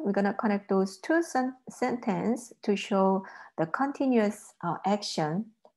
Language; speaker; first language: English; non-native, fluent; Korean